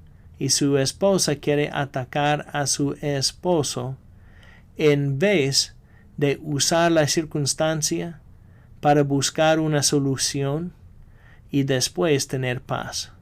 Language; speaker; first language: Spanish; non-native, fluent; English